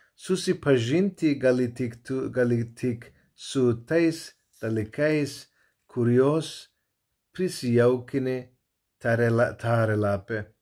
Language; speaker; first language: Lithuanian; non-native, learner; Turkish